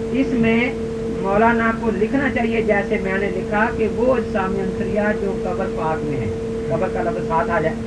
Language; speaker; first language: Urdu; native; Urdu